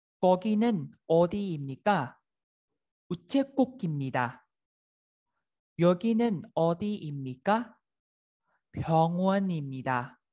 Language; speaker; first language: Korean; non-native, fluent; Vietnamese